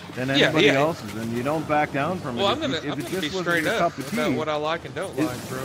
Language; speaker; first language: English; native; English